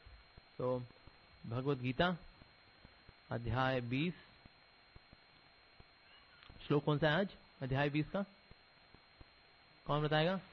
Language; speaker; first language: Hindi; native; Hindi